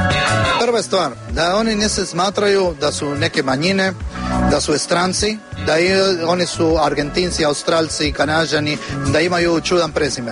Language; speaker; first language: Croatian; non-native, learner; Spanish